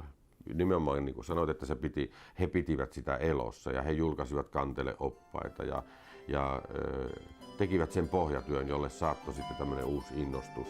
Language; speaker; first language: Finnish; native; Finnish